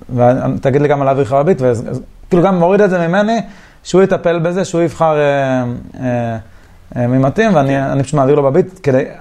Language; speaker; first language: Hebrew; native; Hebrew